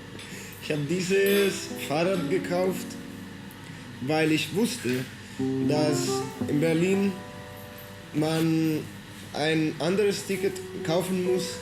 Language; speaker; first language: German; non-native, fluent; Italian